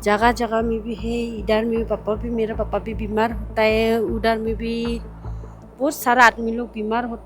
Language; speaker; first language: Hindi; non-native, local second language; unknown